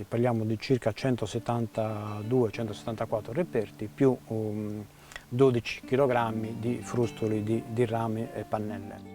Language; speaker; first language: Italian; native; Italian